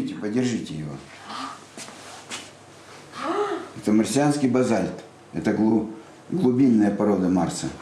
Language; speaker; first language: Russian; native; Russian